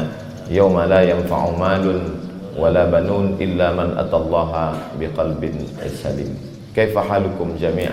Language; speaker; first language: Arabic; non-native, fluent; Indonesian